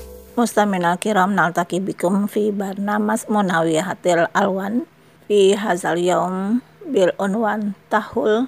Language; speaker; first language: Arabic; non-native, fluent; Indonesian